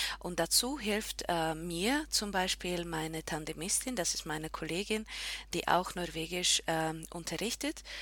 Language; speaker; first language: German; non-native, fluent; Slovak